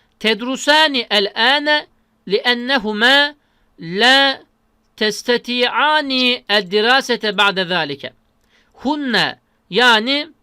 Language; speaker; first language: Arabic; non-native, fluent; Turkish